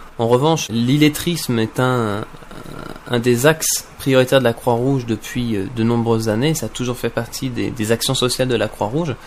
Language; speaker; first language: French; native; French